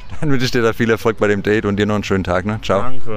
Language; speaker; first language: German; native; German